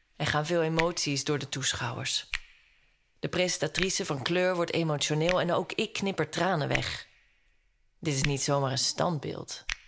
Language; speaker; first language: Dutch; native; Dutch